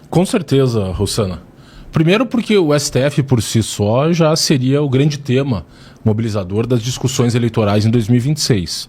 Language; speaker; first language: Portuguese; native; Portuguese